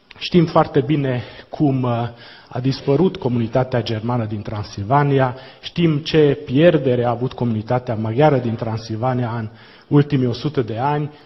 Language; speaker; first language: Romanian; non-native, local second language; Hungarian